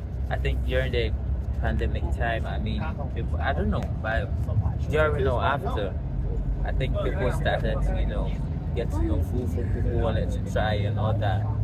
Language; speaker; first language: English; non-native, local second language; Akan